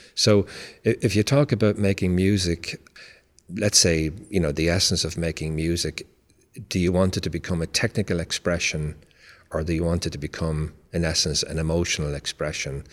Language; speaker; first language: English; native; English